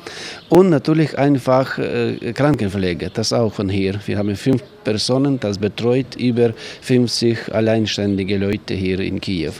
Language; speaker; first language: German; non-native, learner; Ukrainian